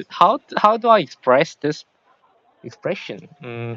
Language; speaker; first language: English; non-native, learner; Korean